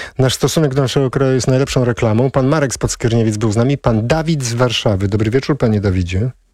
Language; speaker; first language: Polish; native; Polish